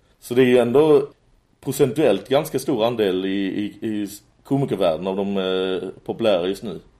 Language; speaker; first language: Swedish; native; Swedish